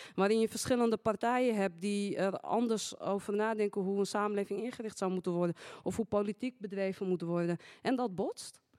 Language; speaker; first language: Dutch; native; Dutch